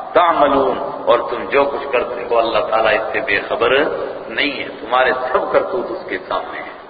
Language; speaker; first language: Urdu; non-native, local second language; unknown